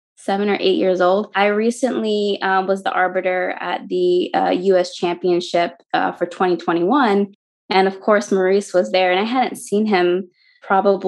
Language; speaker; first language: English; native; English